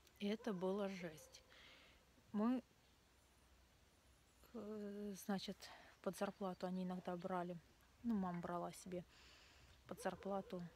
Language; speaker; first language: Russian; native; Russian